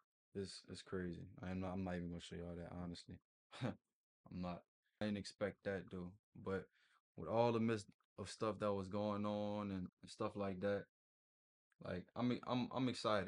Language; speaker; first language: English; native; English